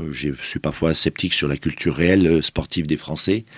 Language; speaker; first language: French; native; French